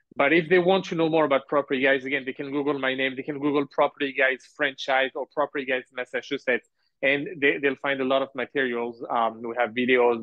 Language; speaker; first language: English; early bilingual, heritage; Arabic